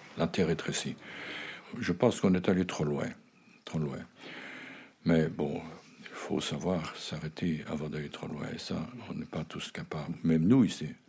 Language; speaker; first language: French; native; French